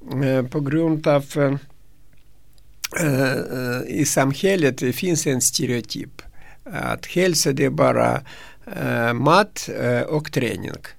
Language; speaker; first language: Swedish; non-native, fluent; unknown